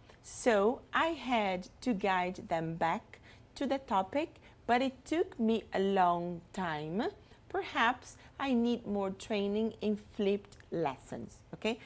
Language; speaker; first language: English; non-native, fluent; Portuguese